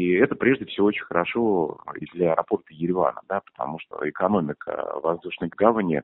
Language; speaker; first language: Russian; native; Russian